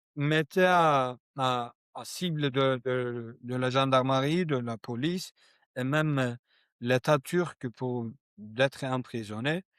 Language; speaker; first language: French; non-native, learner; Kurdish